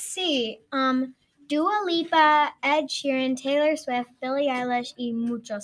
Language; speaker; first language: Spanish; non-native, learner; English